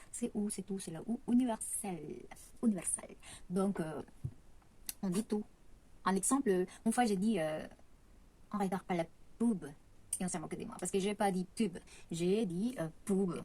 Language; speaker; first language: French; non-native, fluent; Spanish